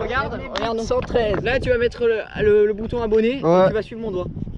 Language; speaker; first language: French; native; French